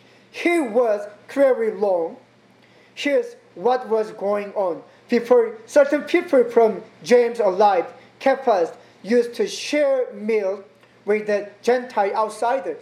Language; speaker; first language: English; non-native, learner; Korean